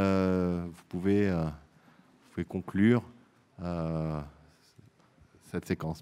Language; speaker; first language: French; native; French